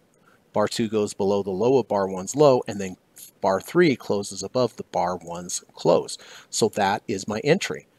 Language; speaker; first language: English; native; English